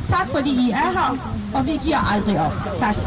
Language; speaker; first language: Danish; non-native, fluent; Persian